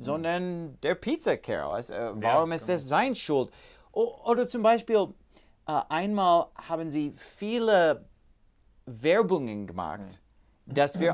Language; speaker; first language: German; non-native, learner; English